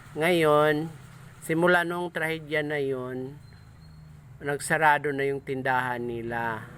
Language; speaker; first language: Filipino; non-native, local second language; Cebuano